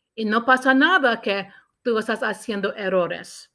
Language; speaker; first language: Spanish; non-native, learner; English